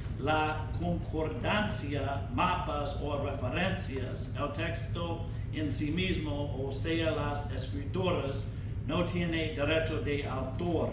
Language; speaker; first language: Spanish; non-native, fluent; English